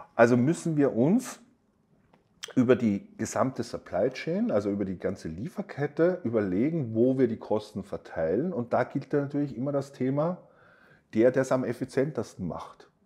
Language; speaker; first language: German; native; German